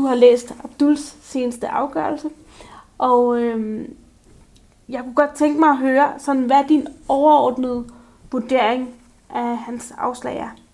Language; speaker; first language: Danish; native; Danish